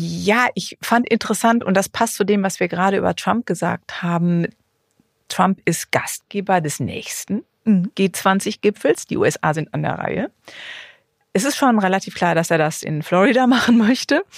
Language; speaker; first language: German; native; German